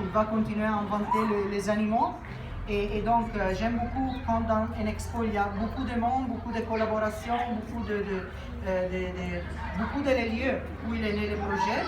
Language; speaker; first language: French; non-native, learner; Italian